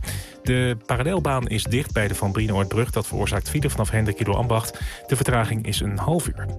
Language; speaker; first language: Dutch; native; Dutch